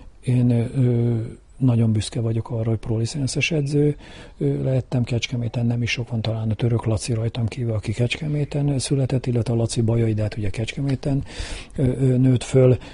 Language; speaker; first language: Hungarian; native; Hungarian